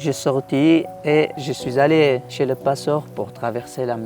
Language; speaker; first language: French; non-native, learner; Tigrinya